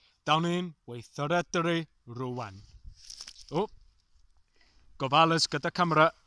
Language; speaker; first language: Welsh; non-native, learner; English